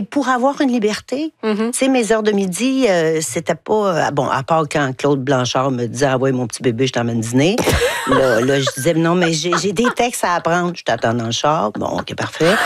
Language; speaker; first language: French; native; French